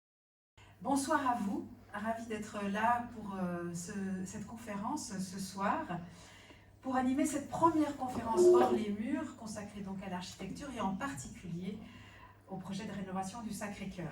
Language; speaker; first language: French; native; French